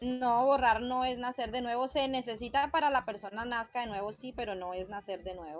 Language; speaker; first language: Spanish; native; Spanish